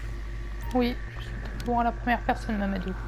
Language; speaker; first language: French; native; French